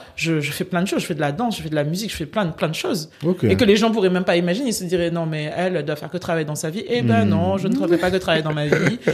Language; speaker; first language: French; native; French